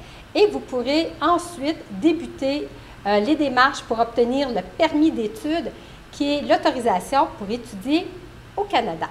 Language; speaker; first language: French; native; French